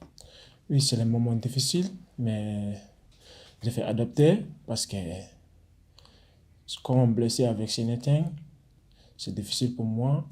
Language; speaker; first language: French; non-native, learner; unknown